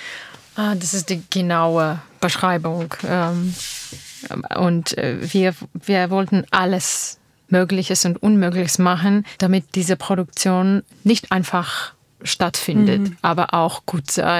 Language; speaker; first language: German; non-native, learner; Armenian